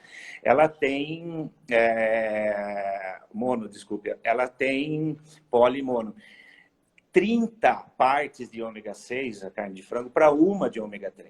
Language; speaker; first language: Portuguese; native; Portuguese